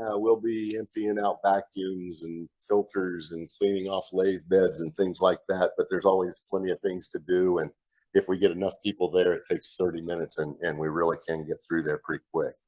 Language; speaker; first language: English; native; English